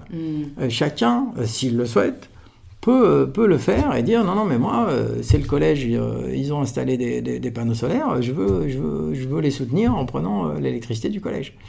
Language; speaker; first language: French; native; French